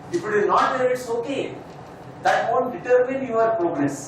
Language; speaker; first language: English; non-native, local second language; Telugu